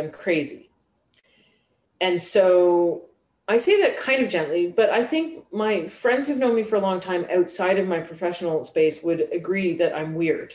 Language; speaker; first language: English; native; English